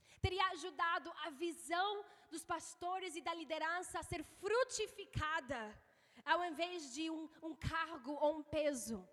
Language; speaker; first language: Portuguese; non-native, fluent; English